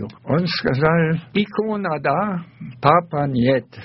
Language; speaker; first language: Russian; non-native, fluent; German